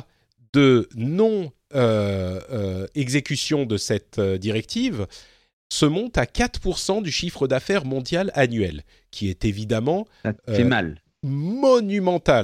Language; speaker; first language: French; native; French